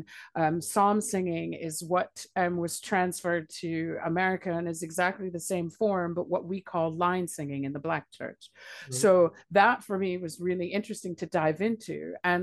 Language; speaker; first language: English; native; English